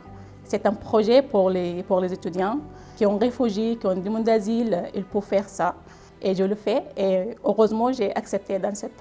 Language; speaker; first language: French; non-native, learner; Arabic